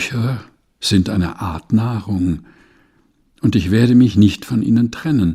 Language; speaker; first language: German; non-native, fluent; Portuguese